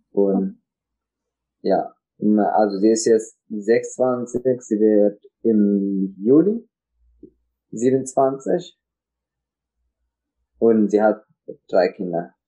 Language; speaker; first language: German; non-native, learner; Tigrinya